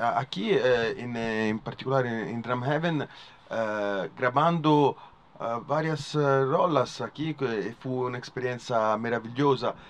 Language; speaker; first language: Spanish; non-native, learner; Italian